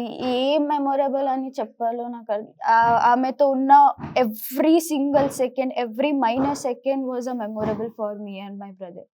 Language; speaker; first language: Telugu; non-native, local second language; Kannada